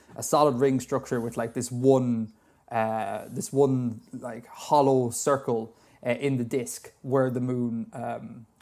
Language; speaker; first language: English; native; English